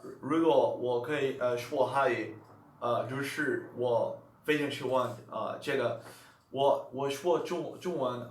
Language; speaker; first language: Chinese; non-native, learner; Dutch